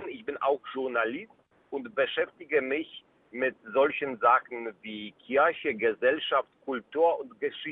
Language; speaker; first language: German; non-native, fluent; Polish